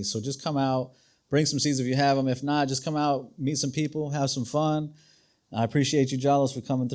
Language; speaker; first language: English; native; English